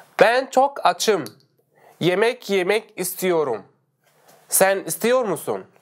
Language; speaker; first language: Turkish; non-native, fluent; Arabic